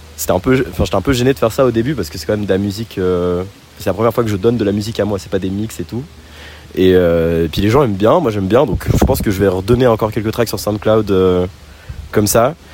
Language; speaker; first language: French; native; French